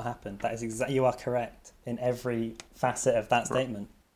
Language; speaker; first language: English; native; English